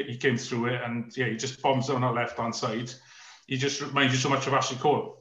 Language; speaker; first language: English; native; English